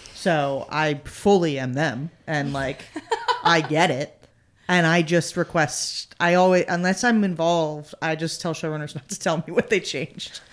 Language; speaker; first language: English; native; English